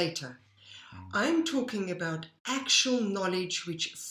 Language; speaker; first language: English; native; English